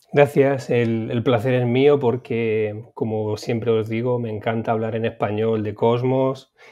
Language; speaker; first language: Spanish; native; Spanish